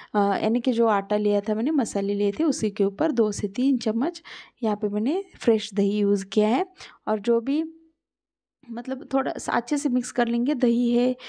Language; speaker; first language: Hindi; non-native, local second language; Marathi